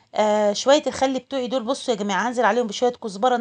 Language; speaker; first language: Arabic; native; Arabic